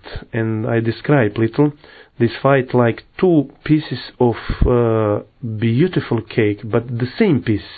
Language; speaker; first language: English; non-native, learner; Bosnian